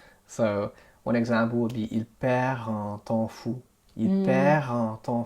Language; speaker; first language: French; non-native, fluent; English